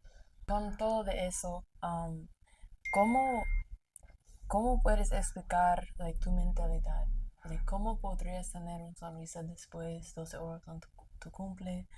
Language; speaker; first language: Spanish; non-native, learner; English